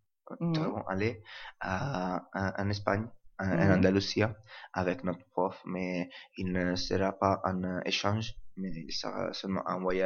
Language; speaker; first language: French; non-native, learner; Italian